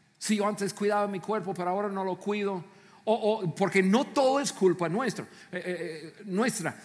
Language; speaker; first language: Spanish; non-native, fluent; English